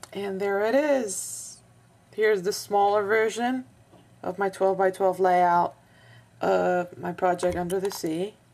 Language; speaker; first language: English; non-native, fluent; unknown